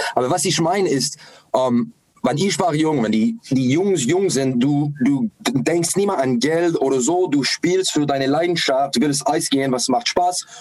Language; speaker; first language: German; non-native, fluent; English